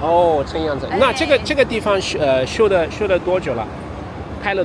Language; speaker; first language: Chinese; non-native, fluent; English